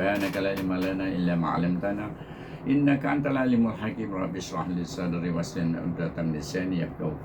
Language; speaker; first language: Malay; native; Malay